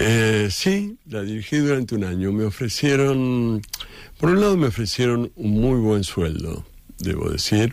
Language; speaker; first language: Spanish; native; Spanish